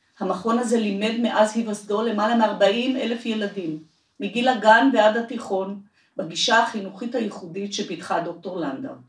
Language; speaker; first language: Hebrew; native; Hebrew